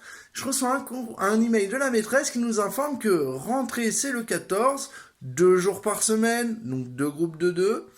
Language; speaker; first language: French; native; French